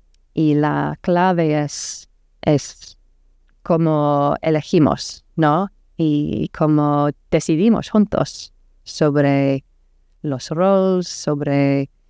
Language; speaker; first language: Spanish; non-native, learner; English